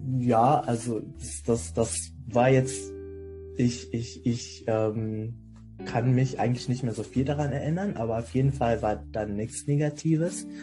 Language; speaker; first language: German; non-native, fluent; Indonesian